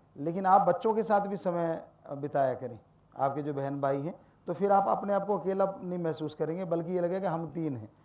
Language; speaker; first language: Hindi; non-native, local second language; Punjabi